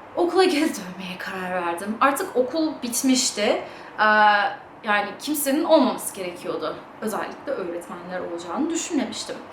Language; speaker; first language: Turkish; early bilingual, heritage; English